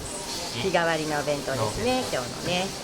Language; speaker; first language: Japanese; native; Japanese